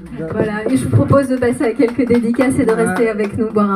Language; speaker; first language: French; native; French